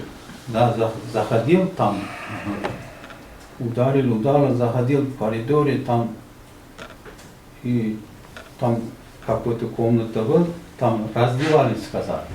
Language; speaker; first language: Russian; non-native, learner; Uzbek